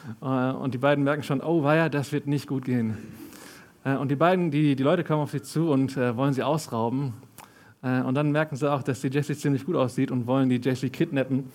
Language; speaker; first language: German; native; German